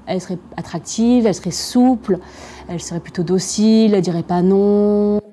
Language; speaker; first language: French; native; French